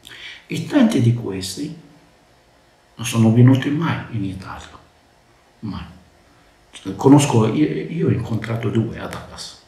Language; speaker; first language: Italian; non-native, learner; Arabic